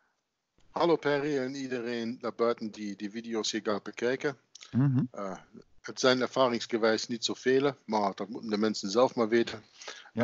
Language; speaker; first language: Dutch; native; Dutch